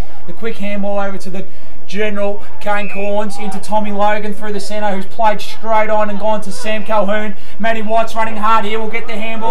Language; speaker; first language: English; native; English